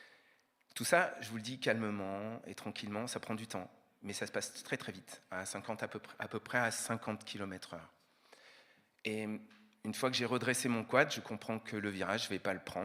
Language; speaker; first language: French; native; French